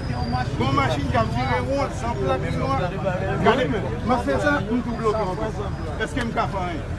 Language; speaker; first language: French; non-native, learner; Haitian Creole